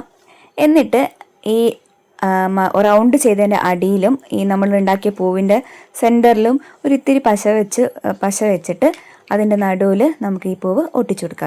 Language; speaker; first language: Malayalam; native; Malayalam